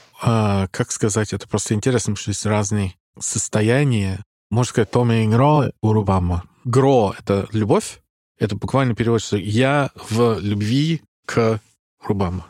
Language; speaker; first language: Russian; non-native, fluent; English